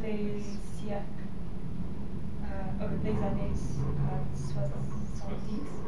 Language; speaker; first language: French; non-native, learner; English